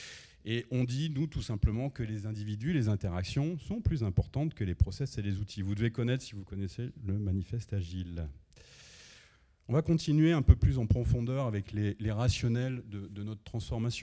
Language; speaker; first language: French; native; French